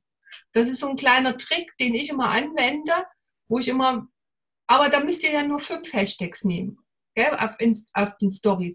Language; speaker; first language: German; native; German